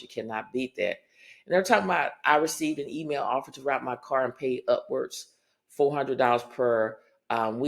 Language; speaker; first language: English; native; English